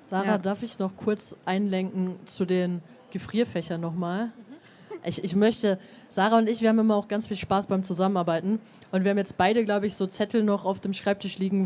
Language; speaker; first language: German; native; German